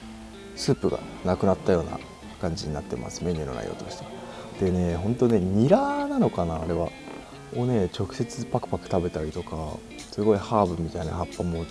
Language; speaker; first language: Japanese; native; Japanese